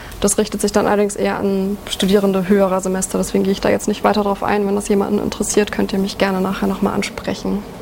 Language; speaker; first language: German; native; German